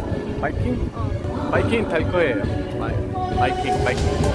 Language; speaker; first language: Korean; non-native, learner; Spanish